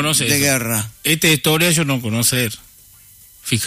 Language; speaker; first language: Spanish; non-native, learner; Chinese